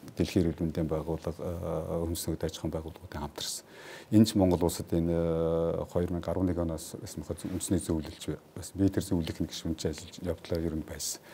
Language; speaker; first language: Mongolian; native; Mongolian